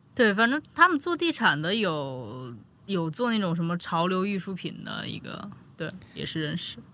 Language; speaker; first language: Chinese; native; Chinese